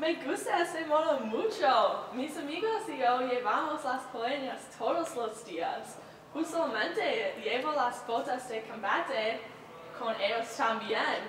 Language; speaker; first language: Spanish; non-native, learner; English